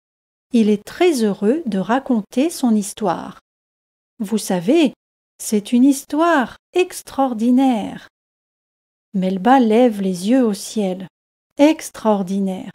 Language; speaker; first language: French; native; French